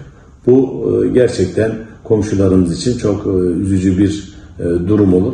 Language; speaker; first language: Turkish; native; Turkish